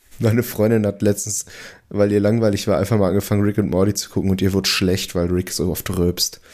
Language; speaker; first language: German; early bilingual, other home language; Portuguese